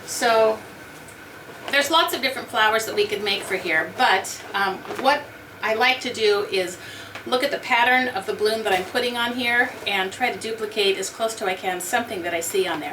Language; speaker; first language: English; native; English